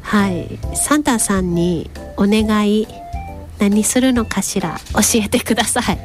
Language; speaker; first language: Japanese; native; Japanese